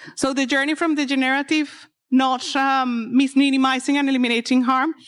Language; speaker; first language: English; non-native, fluent; Spanish